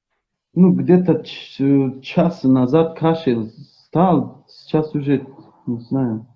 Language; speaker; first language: Russian; non-native, learner; Tajik